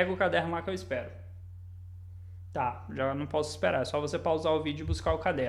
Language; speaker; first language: Portuguese; native; Portuguese